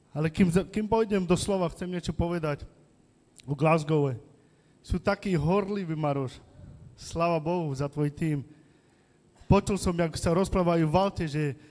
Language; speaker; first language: Slovak; non-native, local second language; Romany